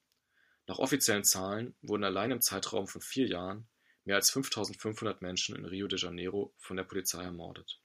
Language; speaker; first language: German; native; German